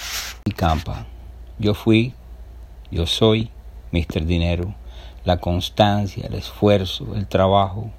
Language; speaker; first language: Spanish; native; Spanish